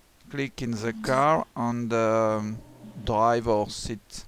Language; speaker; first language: English; non-native, learner; French